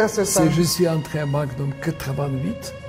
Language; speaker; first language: French; non-native, fluent; Russian